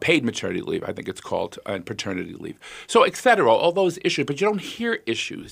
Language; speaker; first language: English; native; English